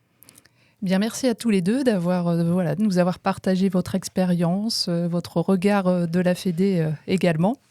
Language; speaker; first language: French; native; French